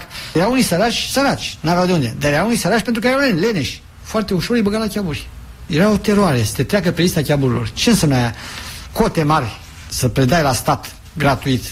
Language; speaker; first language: Romanian; native; Romanian